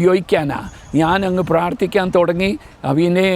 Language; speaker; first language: Malayalam; early bilingual, heritage; Malayalam